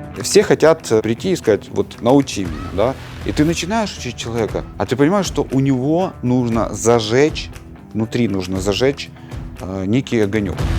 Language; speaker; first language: Russian; native; Russian